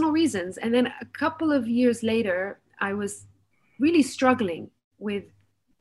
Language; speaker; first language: English; native; English